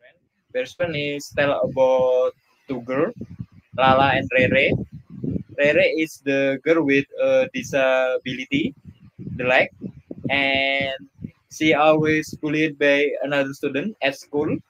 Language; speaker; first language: English; non-native, learner; Indonesian